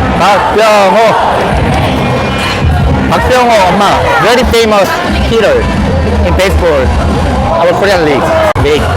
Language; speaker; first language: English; non-native, learner; Korean